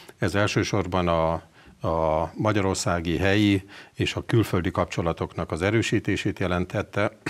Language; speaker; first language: Hungarian; native; Hungarian